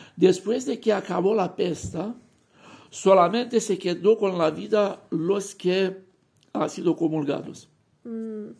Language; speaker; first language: Spanish; non-native, fluent; Romanian